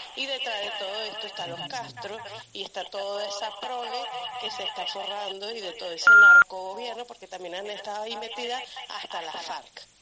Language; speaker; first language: Spanish; native; Spanish